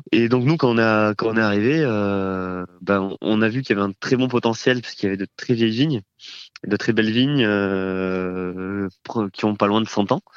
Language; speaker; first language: French; native; French